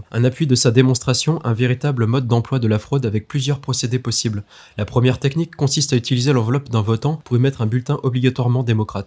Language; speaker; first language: French; native; French